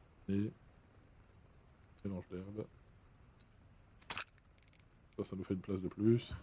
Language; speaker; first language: French; native; French